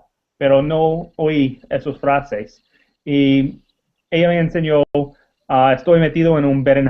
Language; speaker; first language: Spanish; non-native, learner; English